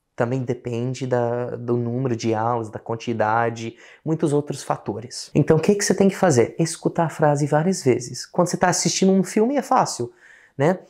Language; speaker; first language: Portuguese; non-native, fluent; English